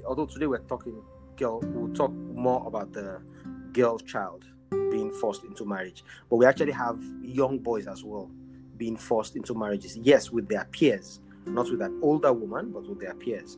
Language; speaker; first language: English; non-native, local second language; Arabic